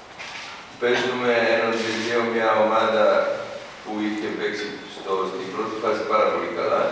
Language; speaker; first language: Greek; non-native, fluent; Serbian